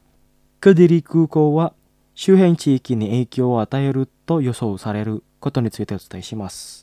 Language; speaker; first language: Japanese; non-native, fluent; Indonesian